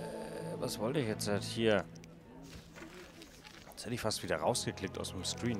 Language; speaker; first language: German; native; German